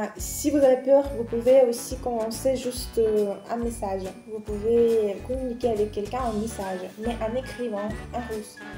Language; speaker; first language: French; non-native, fluent; Russian